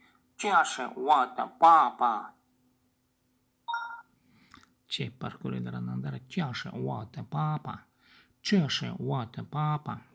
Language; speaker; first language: Chinese; non-native, learner; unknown